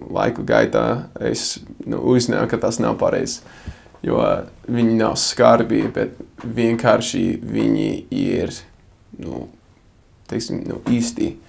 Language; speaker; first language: Latvian; non-native, fluent; English